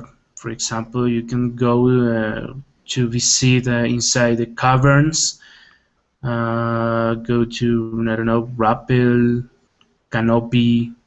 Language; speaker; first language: English; non-native, learner; Spanish